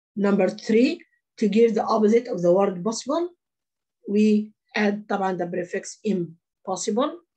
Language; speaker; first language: English; non-native, fluent; Arabic